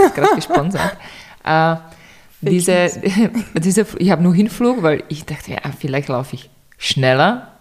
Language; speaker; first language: German; non-native, fluent; Czech